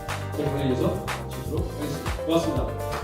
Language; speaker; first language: Korean; native; Korean